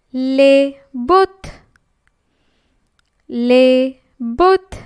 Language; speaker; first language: French; non-native, fluent; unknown